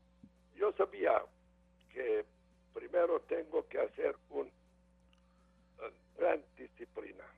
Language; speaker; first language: Spanish; non-native, learner; Serbian